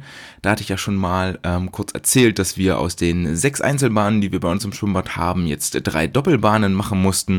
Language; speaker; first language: German; native; German